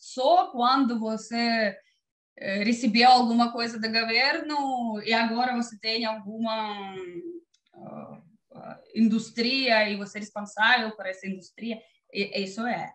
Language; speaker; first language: Portuguese; non-native, learner; Russian